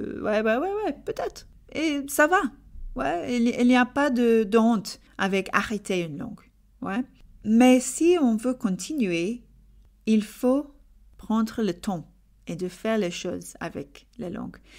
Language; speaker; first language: French; non-native, learner; English